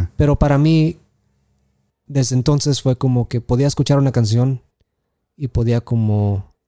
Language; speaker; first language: Spanish; early bilingual, heritage; Spanish